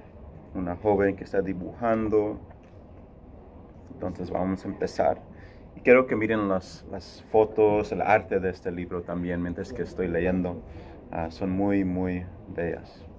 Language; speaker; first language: Spanish; early bilingual, heritage; Spanish